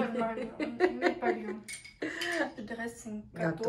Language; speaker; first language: Russian; early bilingual, heritage; Russian